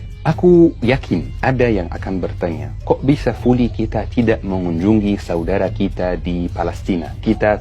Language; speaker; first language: Indonesian; non-native, fluent; Arabic